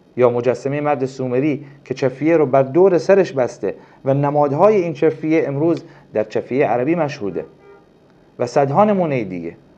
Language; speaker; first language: Persian; non-native, local second language; Arabic